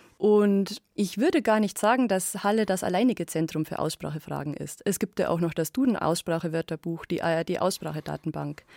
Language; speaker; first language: German; native; German